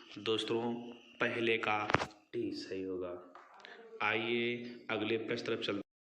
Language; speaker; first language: Hindi; native; Hindi